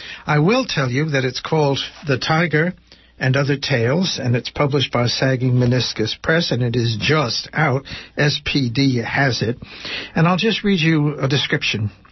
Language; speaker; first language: English; native; English